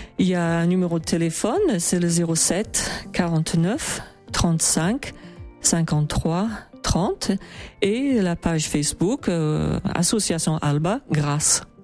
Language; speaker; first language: French; non-native, fluent; English